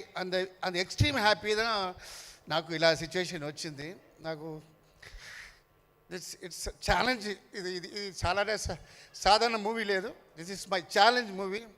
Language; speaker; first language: Telugu; non-native, learner; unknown